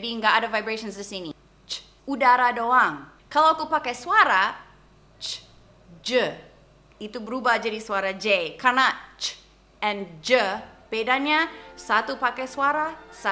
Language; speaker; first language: Indonesian; non-native, fluent; English